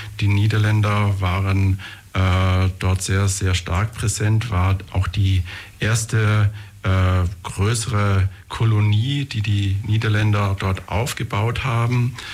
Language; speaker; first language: German; native; German